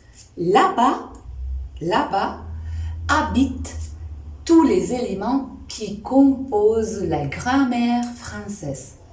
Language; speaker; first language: French; non-native, fluent; Spanish